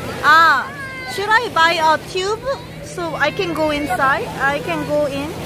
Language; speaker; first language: English; non-native, learner; Korean